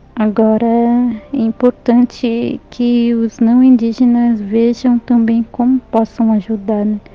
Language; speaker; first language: Portuguese; non-native, local second language; Guarani